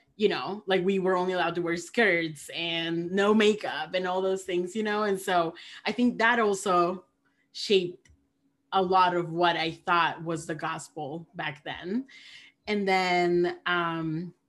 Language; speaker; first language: English; early bilingual, other home language; Spanish